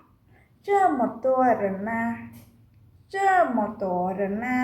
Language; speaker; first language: Chinese; non-native, fluent; Khmer